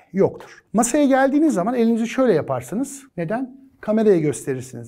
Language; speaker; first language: Turkish; native; Turkish